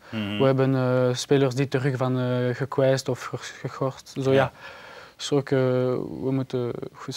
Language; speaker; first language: Dutch; non-native, learner; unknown